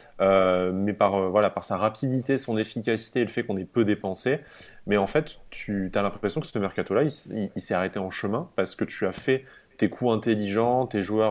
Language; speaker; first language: French; native; French